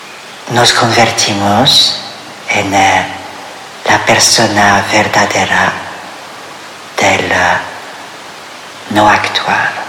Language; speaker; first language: Spanish; non-native, fluent; French